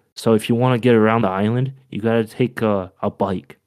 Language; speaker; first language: English; native; English